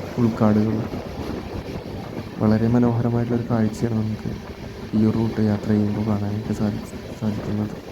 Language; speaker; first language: Malayalam; native; Malayalam